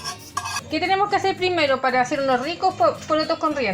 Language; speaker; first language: Spanish; native; Spanish